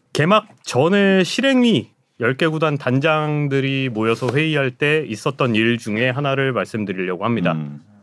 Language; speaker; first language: Korean; native; Korean